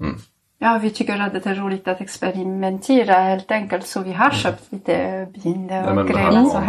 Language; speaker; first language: Swedish; non-native, fluent; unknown